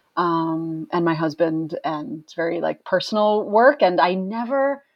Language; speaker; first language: English; native; English